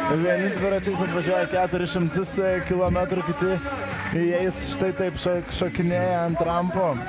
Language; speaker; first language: Lithuanian; native; Lithuanian